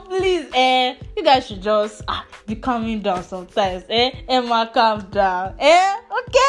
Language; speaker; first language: English; non-native, local second language; Igbo